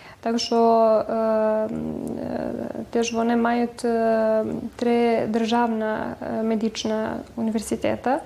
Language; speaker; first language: Ukrainian; early bilingual, heritage; Ukrainian